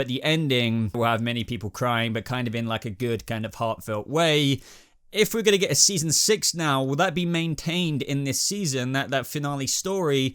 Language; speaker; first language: English; native; English